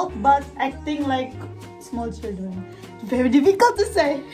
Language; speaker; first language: English; non-native, learner; Indonesian